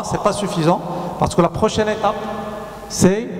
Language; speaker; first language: French; non-native, local second language; Arabic